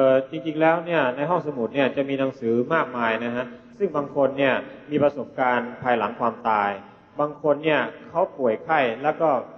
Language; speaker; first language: Thai; native; Thai